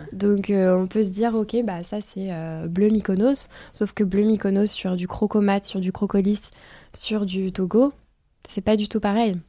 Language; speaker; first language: French; native; French